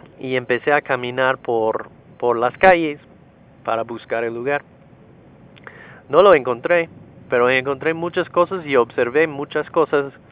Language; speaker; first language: Spanish; non-native, fluent; English